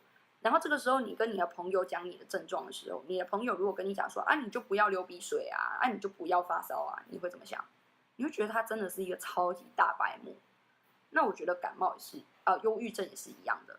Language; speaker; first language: Chinese; native; Chinese